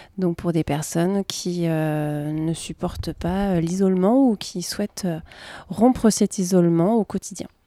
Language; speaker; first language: French; native; French